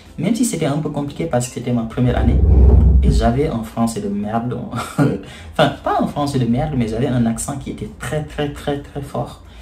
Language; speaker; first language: French; non-native, local second language; Wolof